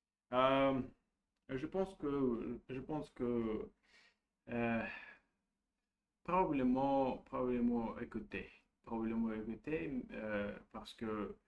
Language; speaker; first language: French; non-native, learner; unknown